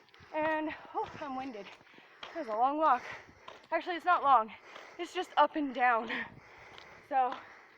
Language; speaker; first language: English; native; English